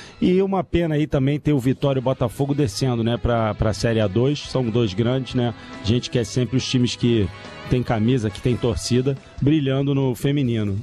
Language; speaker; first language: Portuguese; native; Portuguese